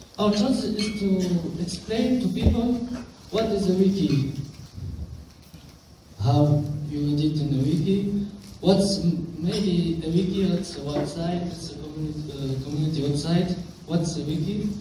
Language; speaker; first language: English; non-native, local second language; Arabic